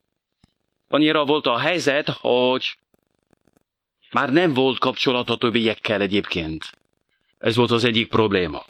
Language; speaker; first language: Hungarian; non-native, fluent; French